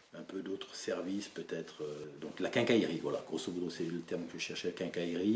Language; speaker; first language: French; native; French